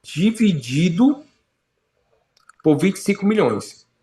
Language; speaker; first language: Portuguese; native; Portuguese